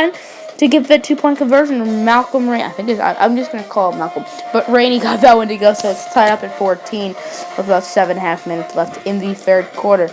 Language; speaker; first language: English; native; English